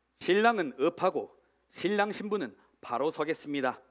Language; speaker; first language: Korean; native; Korean